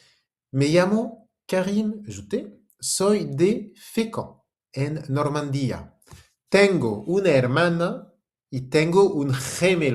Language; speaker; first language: Spanish; non-native, fluent; French